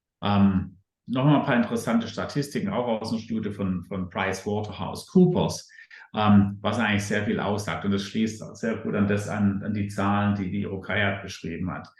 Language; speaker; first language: German; native; German